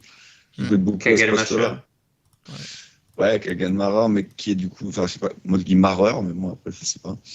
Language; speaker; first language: French; native; French